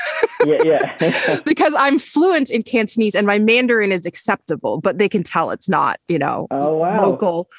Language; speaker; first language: English; native; English